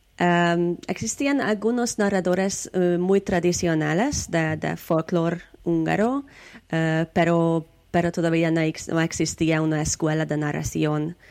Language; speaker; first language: Spanish; non-native, learner; Hungarian